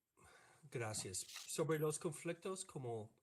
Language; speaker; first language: Spanish; non-native, fluent; English